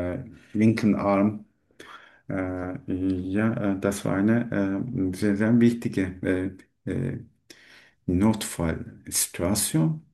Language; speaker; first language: German; non-native, learner; Turkish